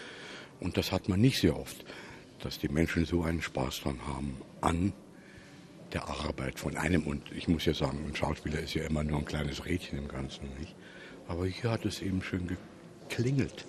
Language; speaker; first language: German; native; German